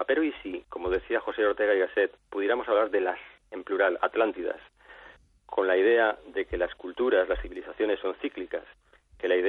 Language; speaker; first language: Spanish; native; Spanish